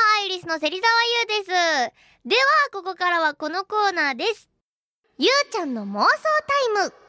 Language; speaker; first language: Japanese; native; Japanese